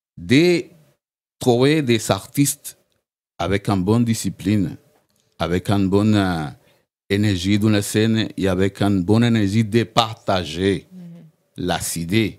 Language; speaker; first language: French; non-native, learner; Spanish